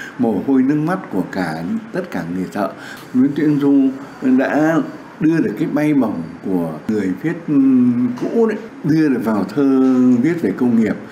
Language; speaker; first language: Vietnamese; native; Vietnamese